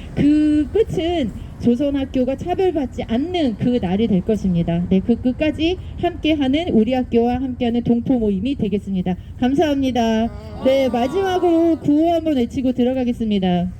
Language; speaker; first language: Korean; native; Korean